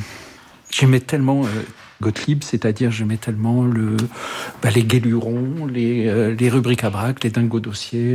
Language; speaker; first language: French; native; French